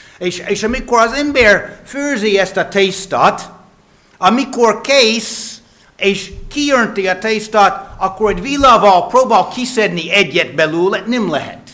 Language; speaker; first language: Hungarian; non-native, fluent; English